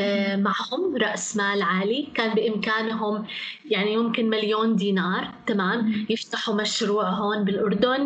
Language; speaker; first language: Arabic; native; Arabic